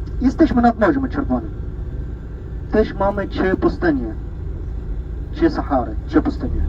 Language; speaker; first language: Polish; non-native, learner; Arabic